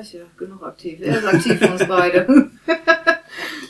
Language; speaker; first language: German; native; German